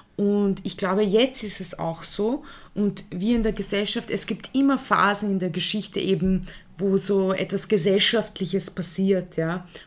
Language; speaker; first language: German; early bilingual, other home language; Croatian